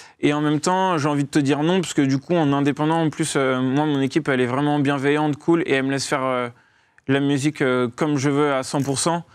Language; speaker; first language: French; native; French